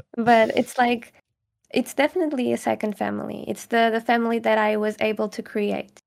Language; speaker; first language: English; non-native, fluent; Portuguese